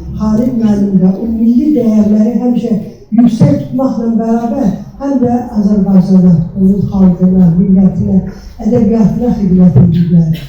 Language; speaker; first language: Azerbaijani; non-native, local second language; Lezghian